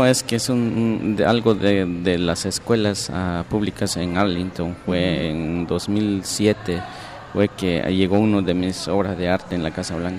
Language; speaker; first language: Spanish; non-native, local second language; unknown